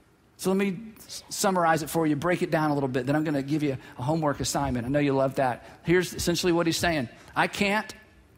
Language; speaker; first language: English; native; English